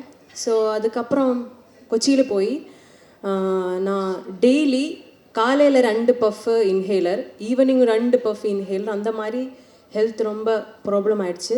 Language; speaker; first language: Tamil; non-native, learner; Malayalam